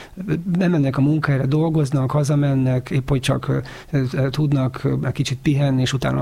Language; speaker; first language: Hungarian; native; Hungarian